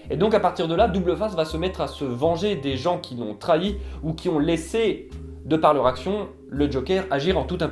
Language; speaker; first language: French; native; French